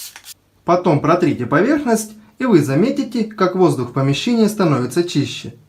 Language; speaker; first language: Russian; native; Russian